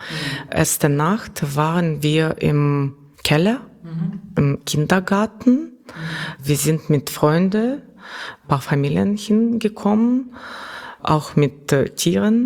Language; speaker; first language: German; non-native, learner; Russian